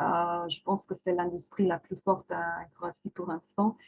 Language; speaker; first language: French; non-native, fluent; Croatian